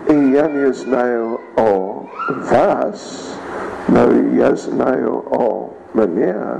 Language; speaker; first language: Russian; non-native, learner; English